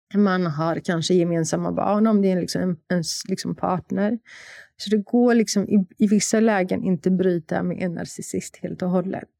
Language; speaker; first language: Swedish; non-native, fluent; Polish